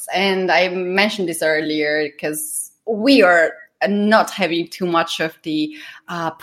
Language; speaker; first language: English; non-native, fluent; Georgian